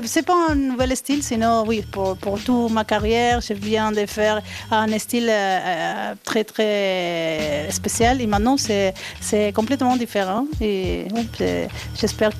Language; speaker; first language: French; non-native, fluent; Spanish